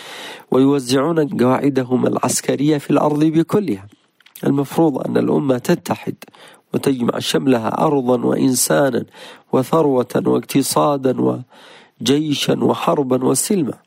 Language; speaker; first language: Arabic; native; Arabic